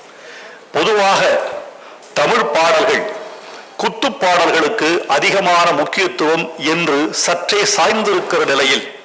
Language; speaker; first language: Tamil; native; Tamil